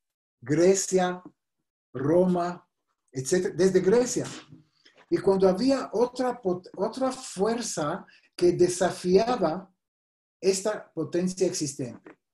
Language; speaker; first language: Spanish; non-native, fluent; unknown